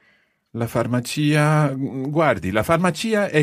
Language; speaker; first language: Italian; non-native, fluent; English